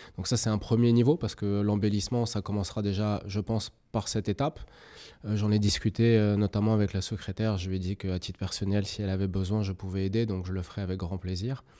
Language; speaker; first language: French; native; French